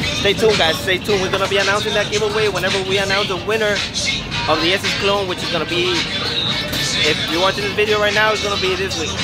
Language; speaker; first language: English; early bilingual, other home language; Spanish